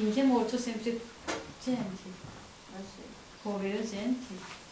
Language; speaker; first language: Italian; non-native, learner; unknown